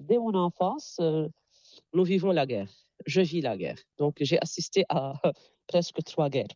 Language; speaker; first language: French; non-native, local second language; Arabic